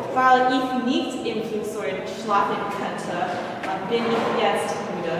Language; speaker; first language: German; non-native, learner; English